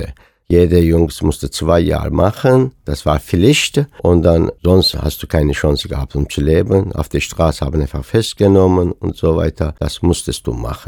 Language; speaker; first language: German; non-native, fluent; Persian